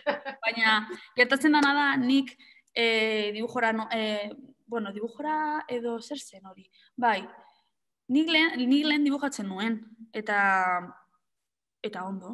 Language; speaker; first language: Basque; non-native, local second language; Spanish